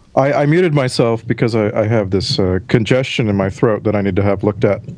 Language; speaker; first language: English; native; English